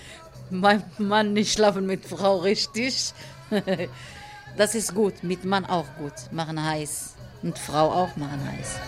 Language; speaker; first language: German; non-native, learner; Arabic